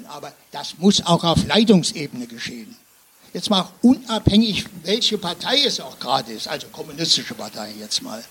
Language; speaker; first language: German; native; German